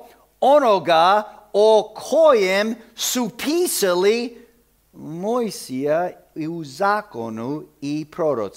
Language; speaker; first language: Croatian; early bilingual, heritage; Croatian